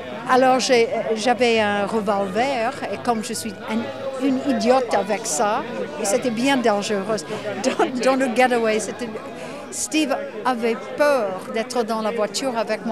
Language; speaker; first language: French; non-native, fluent; English